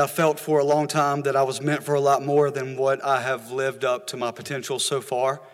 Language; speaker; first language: English; native; English